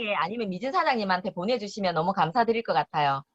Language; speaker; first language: Korean; native; Korean